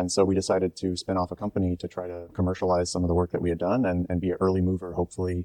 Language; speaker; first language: English; native; English